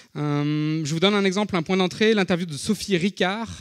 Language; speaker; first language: French; native; French